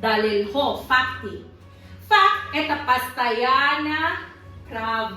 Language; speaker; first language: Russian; non-native, learner; Tajik